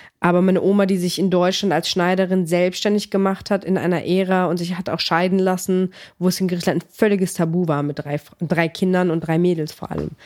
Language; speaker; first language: German; early bilingual, other home language; Greek